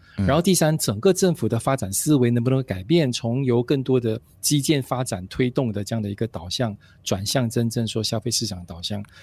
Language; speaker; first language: Chinese; native; Chinese